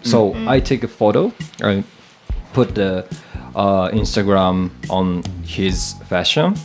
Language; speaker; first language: English; non-native, fluent; Japanese